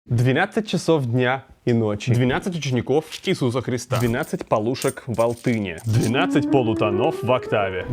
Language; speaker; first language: Russian; native; Russian